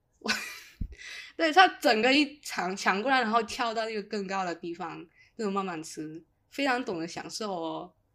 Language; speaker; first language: Chinese; non-native, local second language; Cantonese